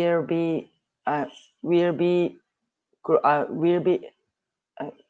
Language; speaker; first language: English; non-native, learner; Korean